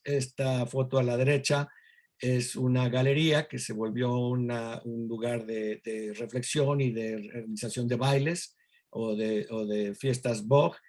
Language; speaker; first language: Spanish; native; Spanish